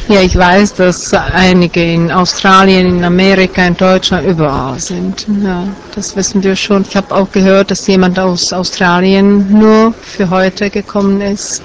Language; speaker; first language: German; non-native, fluent; Czech